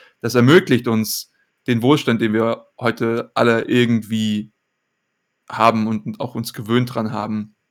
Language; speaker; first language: German; native; German